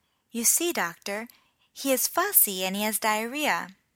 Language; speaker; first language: English; native; English